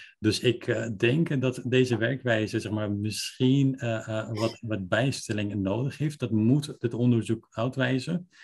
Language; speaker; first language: Dutch; early bilingual, other home language; Persian